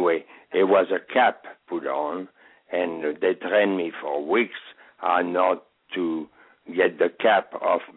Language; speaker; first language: English; non-native, fluent; French